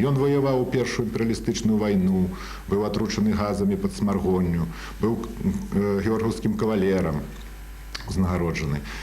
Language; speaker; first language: Belarusian; native; Belarusian